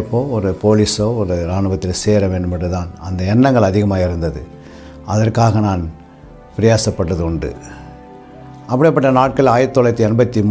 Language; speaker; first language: Tamil; native; Tamil